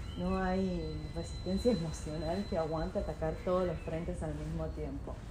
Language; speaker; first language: Spanish; native; Spanish